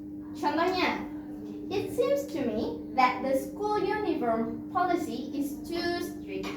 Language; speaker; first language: English; non-native, fluent; Indonesian